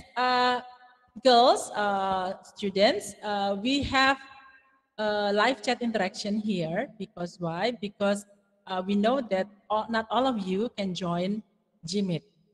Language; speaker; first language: English; non-native, fluent; Indonesian